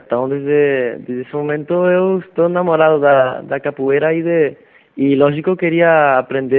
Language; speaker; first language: Portuguese; non-native, fluent; Spanish